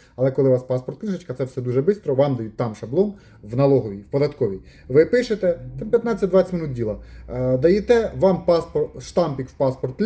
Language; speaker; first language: Ukrainian; non-native, local second language; Russian